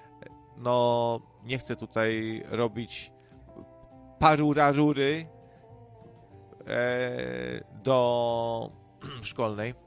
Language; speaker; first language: Polish; native; Polish